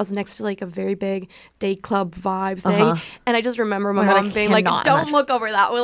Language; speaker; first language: English; non-native, fluent; Spanish